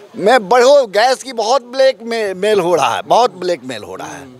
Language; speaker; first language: Hindi; native; Hindi